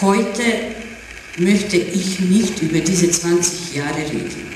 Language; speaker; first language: German; non-native, learner; Serbian